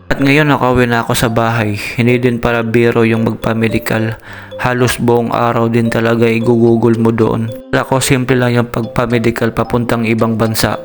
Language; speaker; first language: Filipino; native; Filipino